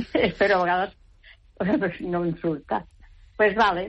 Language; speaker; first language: Catalan; native; Catalan